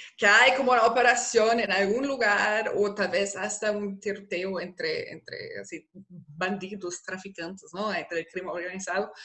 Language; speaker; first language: Spanish; non-native, fluent; German